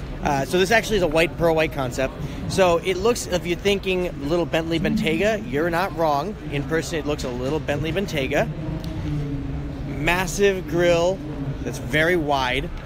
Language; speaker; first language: English; native; English